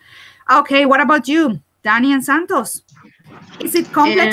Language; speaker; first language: English; non-native, fluent; Spanish